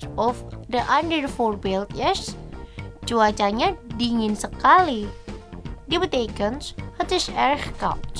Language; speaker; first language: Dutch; non-native, fluent; Indonesian